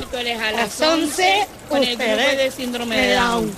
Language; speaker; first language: Spanish; native; Spanish